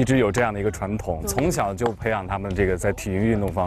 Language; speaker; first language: Chinese; native; Chinese